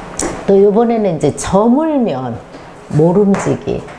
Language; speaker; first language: Korean; native; Korean